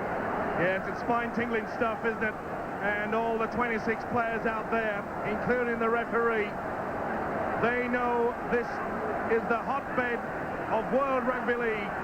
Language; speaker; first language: English; native; English